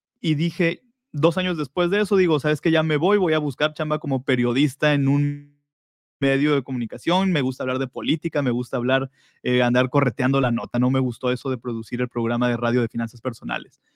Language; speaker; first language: Spanish; native; Spanish